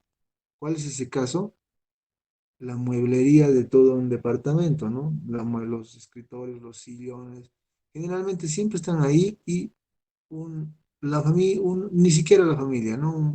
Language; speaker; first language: Spanish; native; Spanish